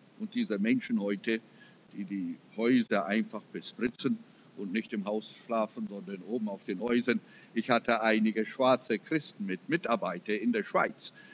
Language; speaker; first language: German; early bilingual, heritage; German